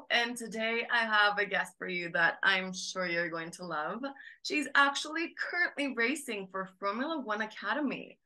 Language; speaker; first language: English; non-native, fluent; Spanish